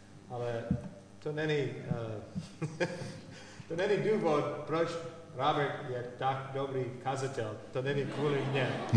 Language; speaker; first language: Czech; non-native, learner; English